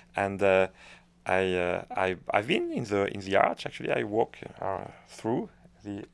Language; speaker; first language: English; non-native, fluent; French